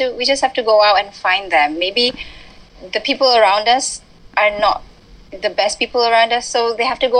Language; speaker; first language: English; early bilingual, other home language; Malay